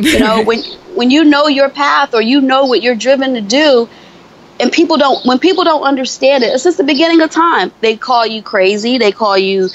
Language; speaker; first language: English; native; English